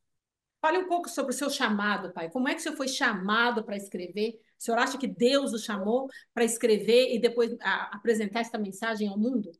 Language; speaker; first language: Portuguese; early bilingual, heritage; Portuguese